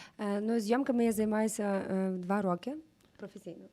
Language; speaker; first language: Ukrainian; native; Ukrainian